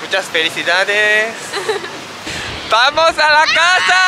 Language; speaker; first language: Spanish; non-native, learner; Japanese